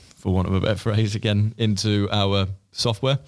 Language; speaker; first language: English; native; English